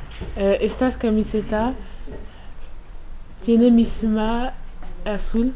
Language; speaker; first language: Spanish; non-native, learner; French